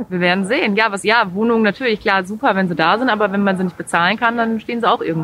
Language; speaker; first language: German; native; German